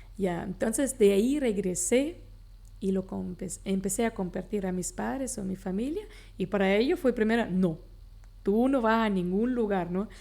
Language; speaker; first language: Spanish; non-native, local second language; Plautdietsch